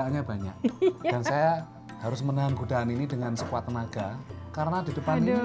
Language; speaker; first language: Indonesian; native; Indonesian